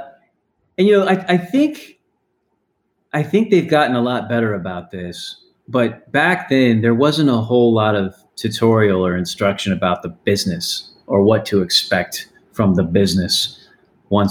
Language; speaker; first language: English; native; English